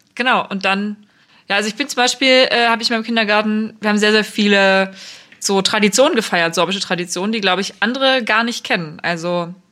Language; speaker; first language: German; native; German